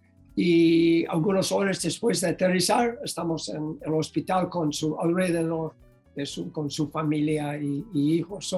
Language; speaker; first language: Spanish; non-native, learner; English